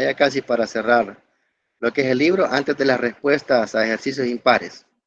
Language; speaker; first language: Spanish; native; Spanish